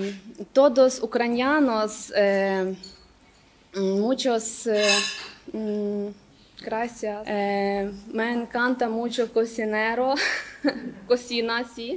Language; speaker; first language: Spanish; non-native, learner; Ukrainian